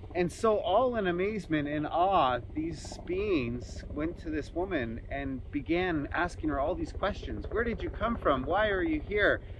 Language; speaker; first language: English; native; English